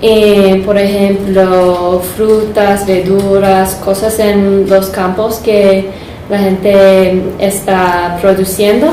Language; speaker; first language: Spanish; non-native, fluent; English